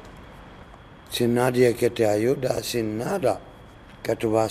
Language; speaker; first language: Spanish; non-native, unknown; Arabic